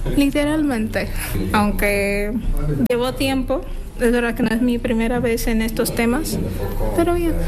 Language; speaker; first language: Spanish; non-native, fluent; Portuguese